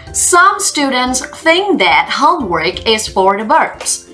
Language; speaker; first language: English; non-native, fluent; Vietnamese